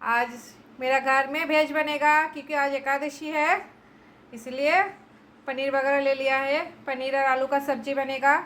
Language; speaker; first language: Hindi; non-native, local second language; Bangla